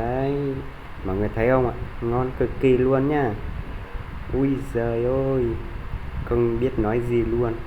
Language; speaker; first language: Vietnamese; non-native, local second language; Hmong